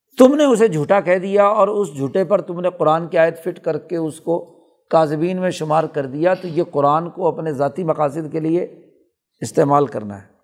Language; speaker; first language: Urdu; non-native, local second language; Punjabi